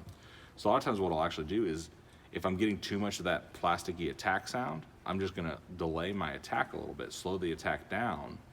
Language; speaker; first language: English; native; English